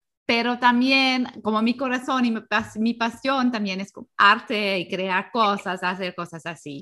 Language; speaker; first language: Spanish; non-native, fluent; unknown